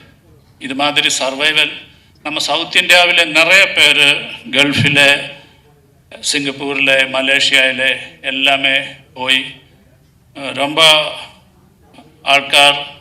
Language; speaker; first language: Tamil; non-native, learner; Malayalam